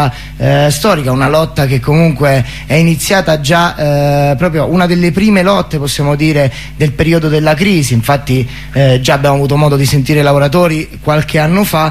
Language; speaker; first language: Italian; native; Italian